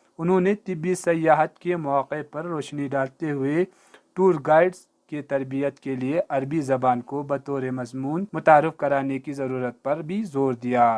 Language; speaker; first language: Urdu; non-native, local second language; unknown